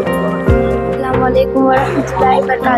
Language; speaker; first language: Urdu; native; Urdu